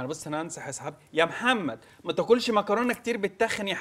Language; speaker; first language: Arabic; native; Arabic